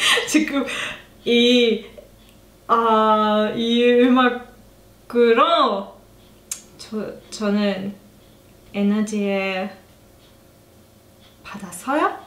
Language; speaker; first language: Korean; non-native, learner; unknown